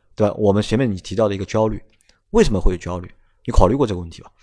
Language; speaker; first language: Chinese; non-native, local second language; Wu Chinese